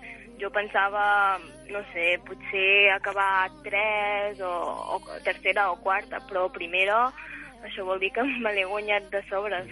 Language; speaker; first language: Catalan; early bilingual, heritage; Catalan